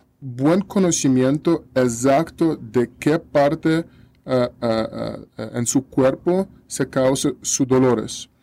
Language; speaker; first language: Spanish; non-native, learner; Russian